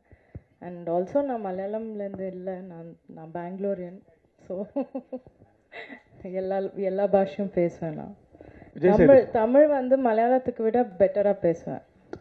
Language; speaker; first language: Tamil; non-native, local second language; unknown